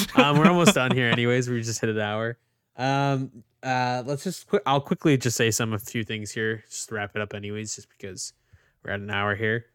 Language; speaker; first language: English; early bilingual, other home language; Maltese